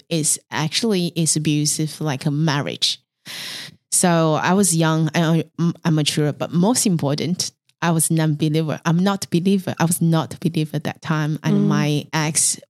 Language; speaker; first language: English; non-native, fluent; Chinese